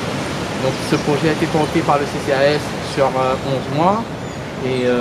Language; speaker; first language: French; native; French